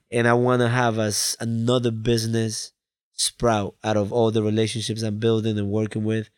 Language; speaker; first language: English; early bilingual, other home language; Spanish